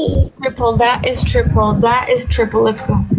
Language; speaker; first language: English; non-native, fluent; Turkish